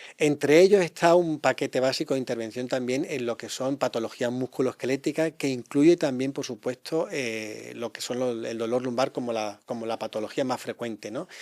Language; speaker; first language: Spanish; native; Spanish